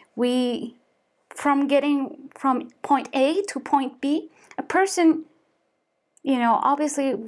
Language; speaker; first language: English; non-native, fluent; Mongolian